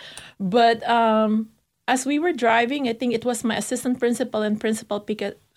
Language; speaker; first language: English; non-native, local second language; Filipino